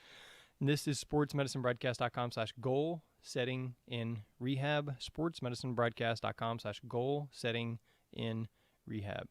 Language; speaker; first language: English; native; English